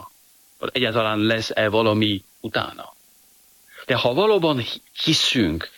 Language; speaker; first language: Hungarian; non-native, fluent; French